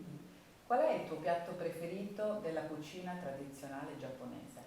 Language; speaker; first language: Italian; native; Italian